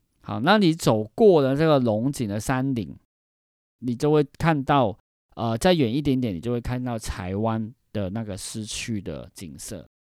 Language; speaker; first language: Chinese; non-native, fluent; Cantonese